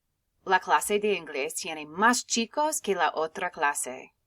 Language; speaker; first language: Spanish; non-native, fluent; English